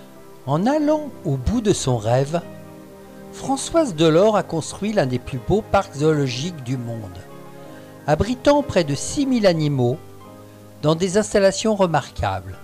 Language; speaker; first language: French; native; French